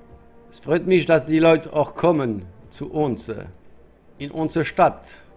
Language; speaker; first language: German; non-native, learner; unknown